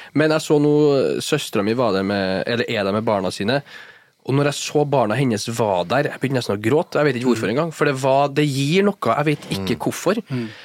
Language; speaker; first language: Norwegian; early bilingual, other home language; Albanian